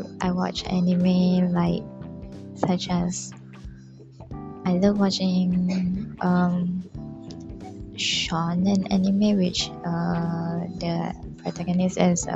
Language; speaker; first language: English; non-native, local second language; Malay